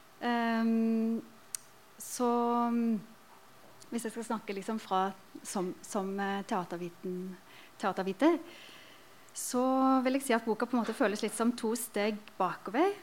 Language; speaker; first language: Norwegian; native; Norwegian